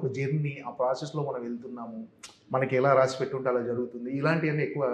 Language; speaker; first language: Telugu; native; Telugu